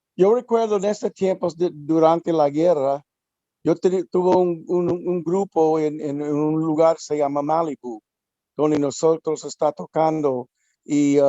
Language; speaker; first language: Spanish; non-native, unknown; English